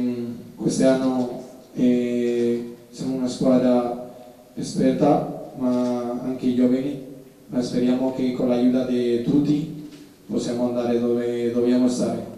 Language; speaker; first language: Italian; non-native, learner; Spanish